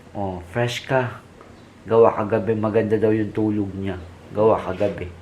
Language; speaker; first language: Filipino; native; Filipino